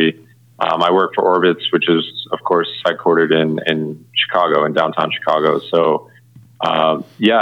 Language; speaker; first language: English; native; English